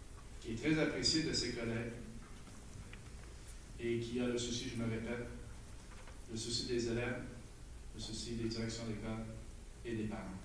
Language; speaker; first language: French; native; French